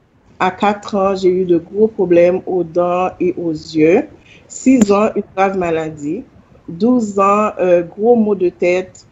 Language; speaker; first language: French; non-native, local second language; Haitian Creole